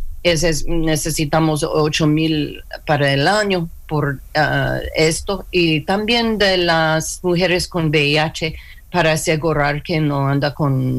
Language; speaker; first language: Spanish; non-native, learner; English